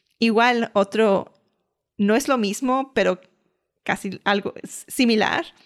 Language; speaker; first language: Spanish; early bilingual, heritage; Spanish